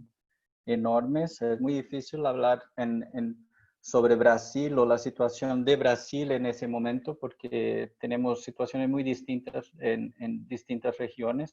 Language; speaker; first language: Spanish; non-native, fluent; Portuguese